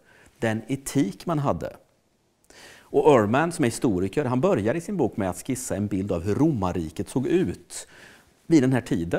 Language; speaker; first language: Swedish; native; Swedish